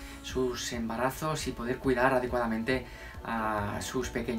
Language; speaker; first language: Spanish; native; Spanish